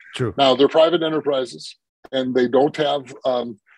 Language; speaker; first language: English; native; English